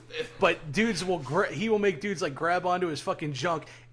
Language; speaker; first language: English; native; English